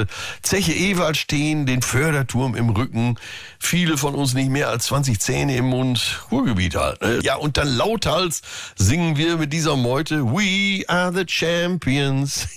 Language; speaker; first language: German; native; German